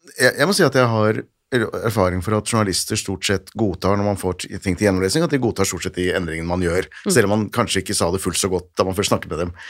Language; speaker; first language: Norwegian; native; Norwegian